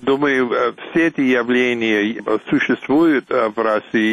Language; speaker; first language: Russian; non-native, fluent; English